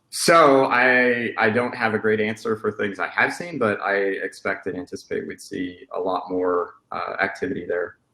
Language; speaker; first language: English; native; English